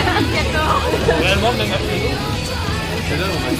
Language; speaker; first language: French; native; French